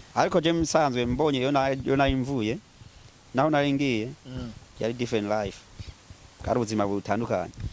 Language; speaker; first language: Rundi; non-native, local second language; Swahili